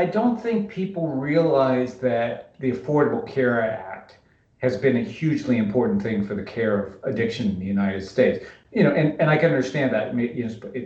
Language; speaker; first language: English; native; English